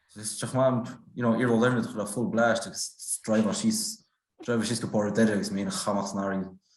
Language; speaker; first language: Irish; native; Irish